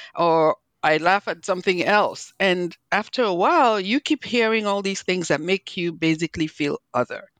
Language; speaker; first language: English; non-native, local second language; Igbo